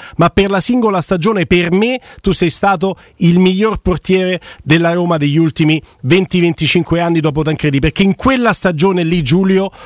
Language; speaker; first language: Italian; native; Italian